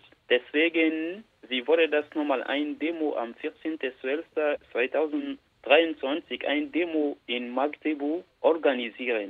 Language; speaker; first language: German; non-native, learner; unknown